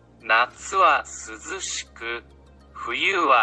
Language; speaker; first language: Japanese; non-native, learner; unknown